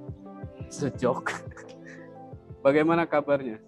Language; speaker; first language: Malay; non-native, local second language; Sundanese